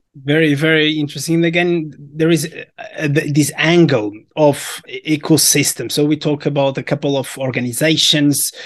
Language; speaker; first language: English; non-native, fluent; Portuguese